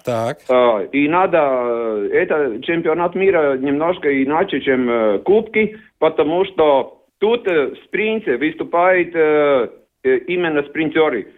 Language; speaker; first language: Russian; non-native, learner; Latvian